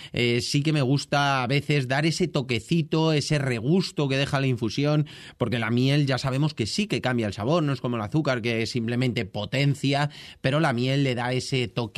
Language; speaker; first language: Spanish; native; Spanish